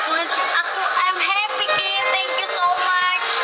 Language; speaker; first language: English; non-native, learner; Indonesian